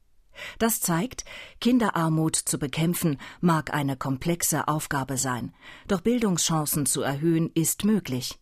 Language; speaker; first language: German; native; German